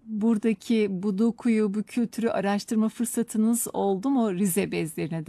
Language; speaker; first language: Turkish; native; Turkish